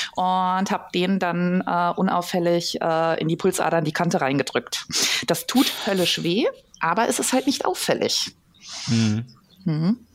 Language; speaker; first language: German; native; German